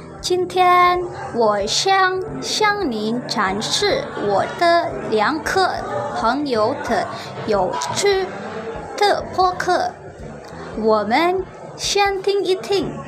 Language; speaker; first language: Chinese; non-native, learner; Indonesian